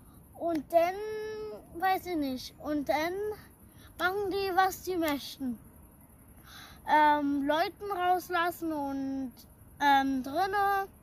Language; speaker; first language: German; early bilingual, other home language; Urdu